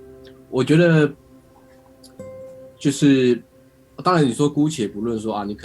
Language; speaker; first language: Chinese; native; Chinese